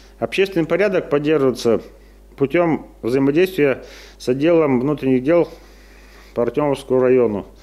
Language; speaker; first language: Russian; native; Russian